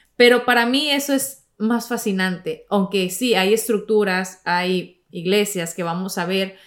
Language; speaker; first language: Spanish; native; Spanish